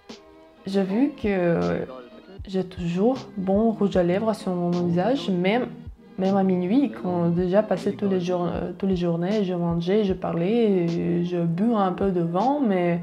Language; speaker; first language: French; non-native, learner; Russian